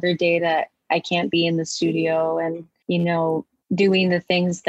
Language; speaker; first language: English; native; English